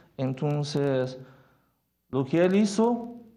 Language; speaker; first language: Spanish; non-native, fluent; Persian